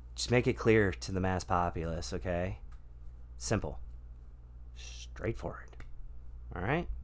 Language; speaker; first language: English; native; English